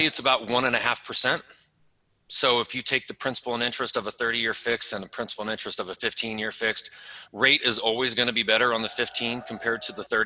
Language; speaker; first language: English; native; English